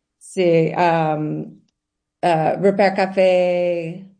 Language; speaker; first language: Spanish; non-native, learner; English